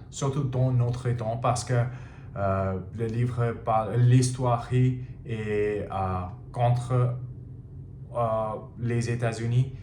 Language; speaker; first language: French; non-native, learner; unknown